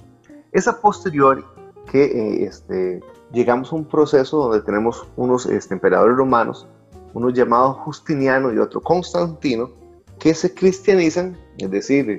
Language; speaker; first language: Spanish; native; Spanish